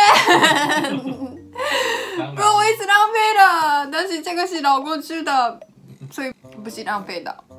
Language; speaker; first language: Chinese; non-native, fluent; Japanese